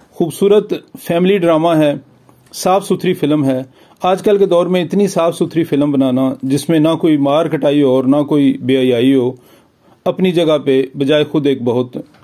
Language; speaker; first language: Urdu; non-native, local second language; Pahari-Potwari